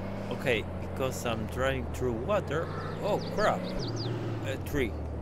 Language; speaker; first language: English; non-native, fluent; Polish